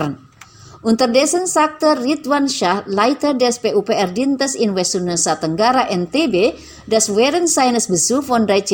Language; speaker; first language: German; non-native, fluent; Indonesian